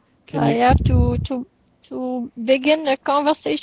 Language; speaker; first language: English; non-native, learner; French